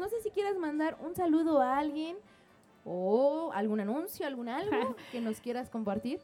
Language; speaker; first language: Spanish; native; Spanish